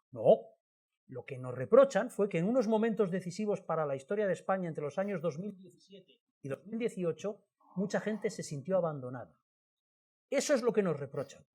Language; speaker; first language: Spanish; native; Spanish